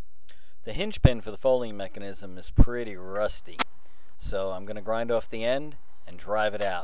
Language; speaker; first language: English; native; English